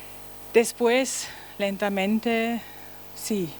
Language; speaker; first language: Spanish; non-native, learner; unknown